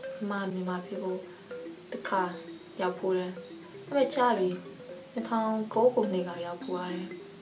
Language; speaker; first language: Burmese; non-native, learner; Russian